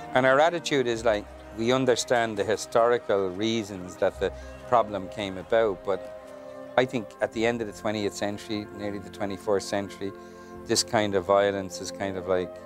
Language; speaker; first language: English; native; English